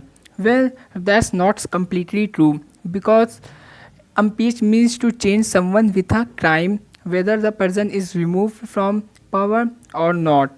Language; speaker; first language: English; non-native, local second language; Hindi